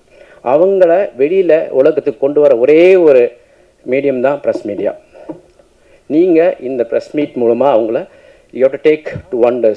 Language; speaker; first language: Tamil; native; Tamil